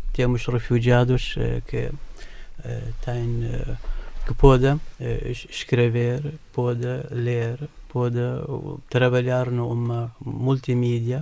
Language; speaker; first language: Portuguese; non-native, learner; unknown